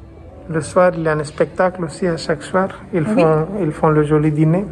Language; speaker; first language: French; non-native, fluent; Hindi